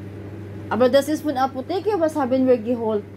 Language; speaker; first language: German; non-native, learner; Filipino